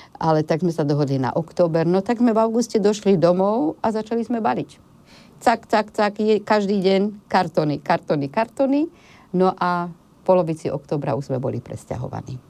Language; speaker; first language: Slovak; native; Slovak